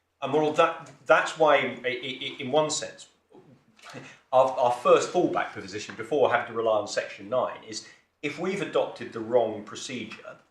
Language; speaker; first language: English; native; English